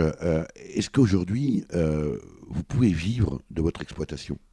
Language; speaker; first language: French; native; French